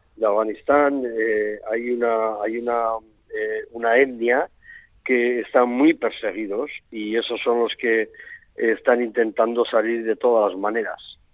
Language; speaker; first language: Spanish; native; Spanish